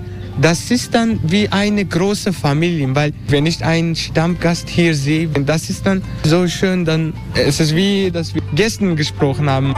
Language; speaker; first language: German; non-native, learner; Turkish